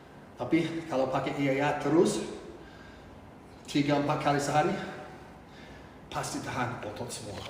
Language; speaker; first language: Indonesian; non-native, fluent; English